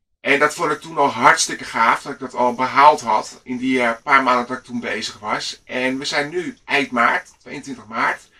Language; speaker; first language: Dutch; native; Dutch